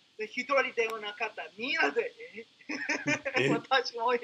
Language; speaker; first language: Japanese; non-native, learner; English